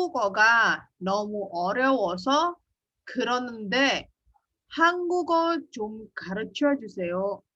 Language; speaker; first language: Korean; non-native, fluent; Indonesian